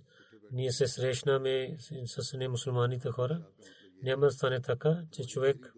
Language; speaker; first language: Bulgarian; non-native, learner; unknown